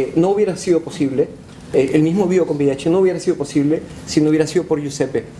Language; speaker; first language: Spanish; native; Spanish